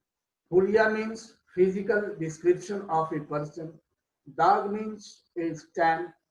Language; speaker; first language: English; non-native, local second language; Hindi